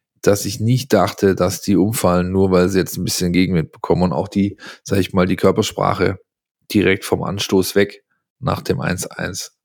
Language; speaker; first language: German; native; German